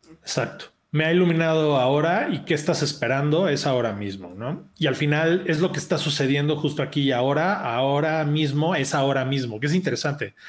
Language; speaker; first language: Spanish; native; Spanish